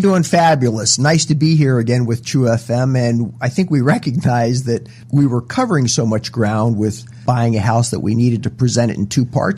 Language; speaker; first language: English; native; English